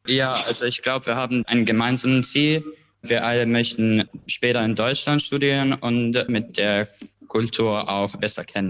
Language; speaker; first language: German; non-native, learner; Albanian